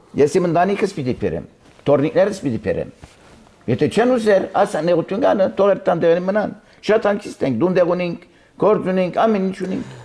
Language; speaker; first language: Armenian; early bilingual, heritage; Armenian